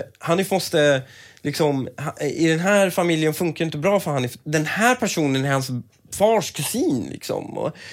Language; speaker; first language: Swedish; early bilingual, other home language; Persian